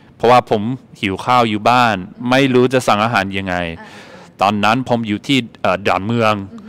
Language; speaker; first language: Thai; non-native, fluent; English